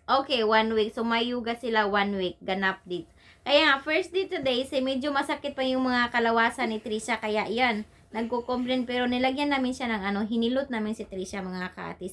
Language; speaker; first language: Filipino; non-native, local second language; Cebuano